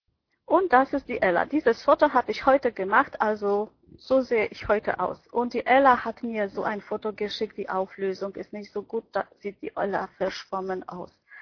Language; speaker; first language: German; non-native, fluent; Polish